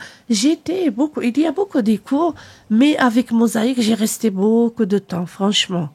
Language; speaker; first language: French; non-native, learner; Arabic